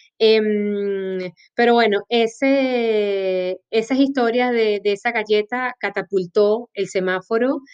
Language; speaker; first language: Spanish; native; Spanish